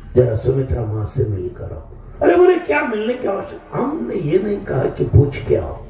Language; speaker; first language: Hindi; non-native, local second language; Marathi